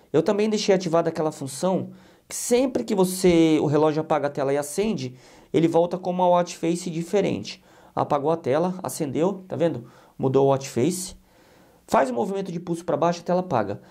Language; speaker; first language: Portuguese; native; Portuguese